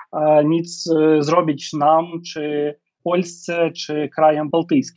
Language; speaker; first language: Polish; non-native, fluent; Ukrainian